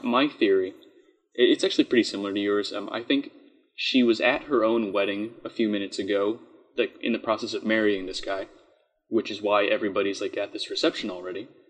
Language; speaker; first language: English; native; English